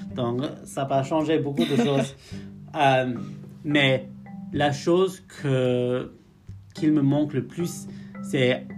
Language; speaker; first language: French; non-native, fluent; English